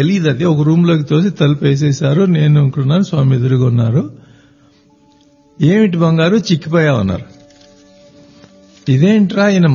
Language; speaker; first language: Telugu; native; Telugu